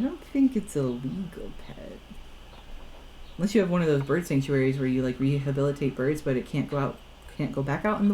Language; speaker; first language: English; native; English